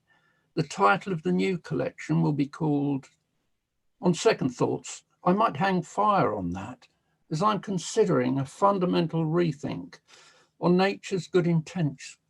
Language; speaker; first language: English; native; English